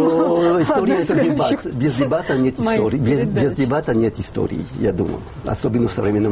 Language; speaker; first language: Russian; non-native, fluent; French